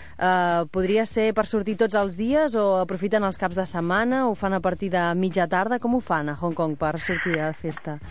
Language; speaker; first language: Catalan; native; Catalan